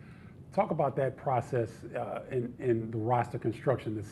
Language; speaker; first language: English; native; English